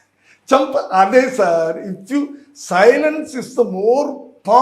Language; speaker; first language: Telugu; non-native, learner; Tamil